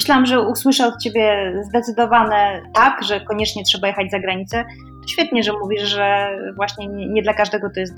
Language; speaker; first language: Polish; native; Polish